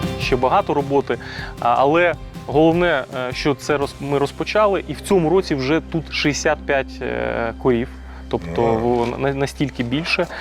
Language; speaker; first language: Ukrainian; native; Ukrainian